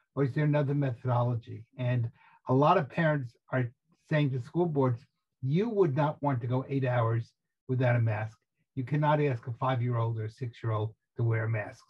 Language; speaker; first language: English; native; English